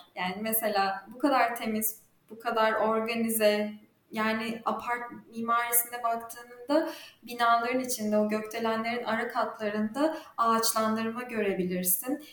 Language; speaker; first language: Turkish; native; Turkish